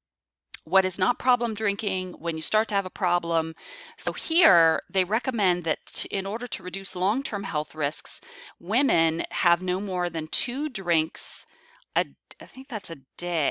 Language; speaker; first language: English; native; English